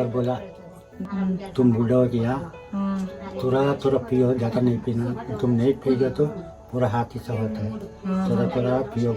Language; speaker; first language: Hindi; non-native, local second language; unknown